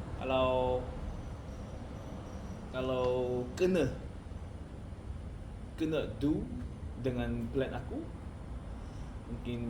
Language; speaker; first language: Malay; non-native, learner; Korean